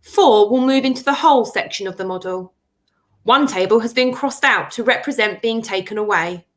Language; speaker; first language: English; native; English